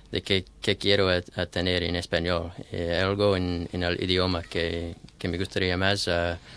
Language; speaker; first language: Spanish; non-native, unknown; English